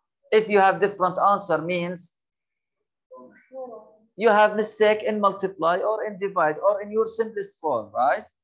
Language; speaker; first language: English; non-native, fluent; Arabic